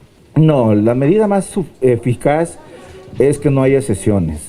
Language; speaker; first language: Spanish; native; Spanish